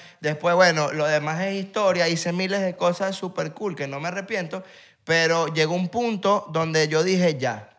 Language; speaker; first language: Spanish; native; Spanish